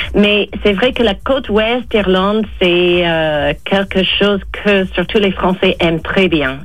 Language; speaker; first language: French; non-native, fluent; English